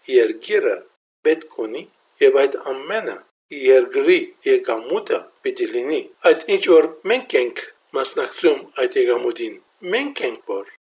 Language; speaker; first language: Armenian; early bilingual, heritage; Armenian